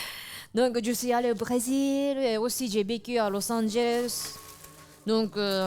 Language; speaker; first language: French; non-native, fluent; Japanese